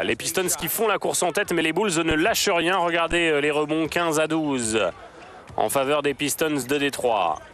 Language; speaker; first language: French; native; French